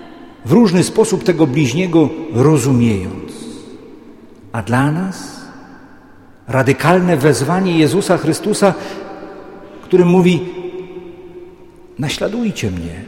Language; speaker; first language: Polish; native; Polish